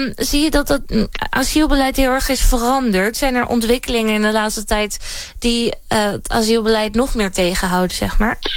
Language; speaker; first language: Dutch; native; Dutch